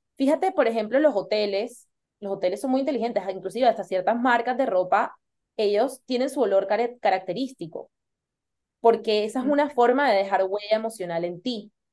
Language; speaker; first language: Spanish; native; Spanish